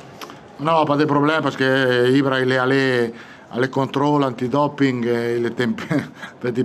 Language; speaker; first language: French; non-native, fluent; Italian